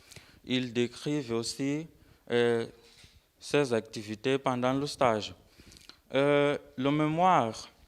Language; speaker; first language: French; non-native, fluent; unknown